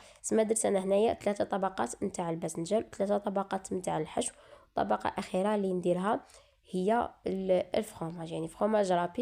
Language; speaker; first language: Arabic; native; Arabic